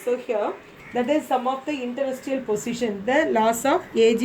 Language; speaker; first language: English; non-native, local second language; Tamil